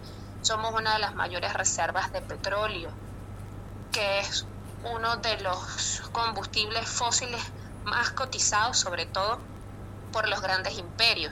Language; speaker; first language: Spanish; native; Spanish